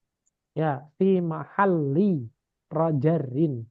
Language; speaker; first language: Arabic; non-native, fluent; Indonesian